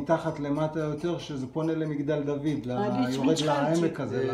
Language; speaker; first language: Hebrew; native; Hebrew